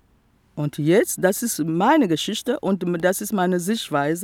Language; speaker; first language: German; non-native, fluent; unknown